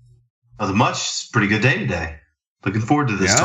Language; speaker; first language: English; native; English